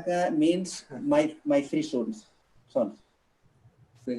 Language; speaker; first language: English; non-native, local second language; Catalan